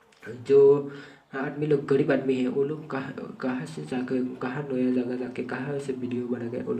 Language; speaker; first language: Hindi; non-native, local second language; Bodo